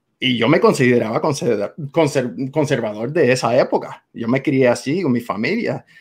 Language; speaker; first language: Spanish; non-native, fluent; English